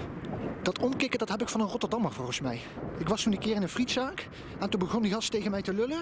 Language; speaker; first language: Dutch; native; Dutch